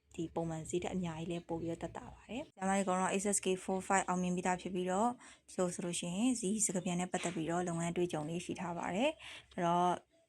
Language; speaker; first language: Burmese; native; Burmese